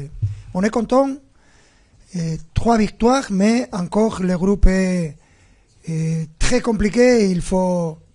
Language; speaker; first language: French; non-native, fluent; Spanish